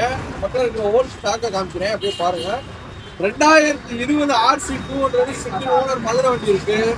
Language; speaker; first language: Tamil; native; Tamil